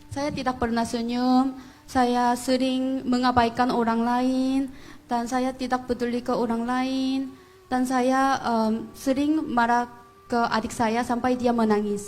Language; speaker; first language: Indonesian; non-native, fluent; Korean